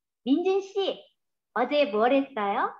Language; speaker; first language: Korean; non-native, learner; Vietnamese